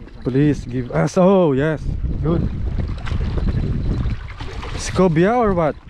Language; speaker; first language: English; non-native, learner; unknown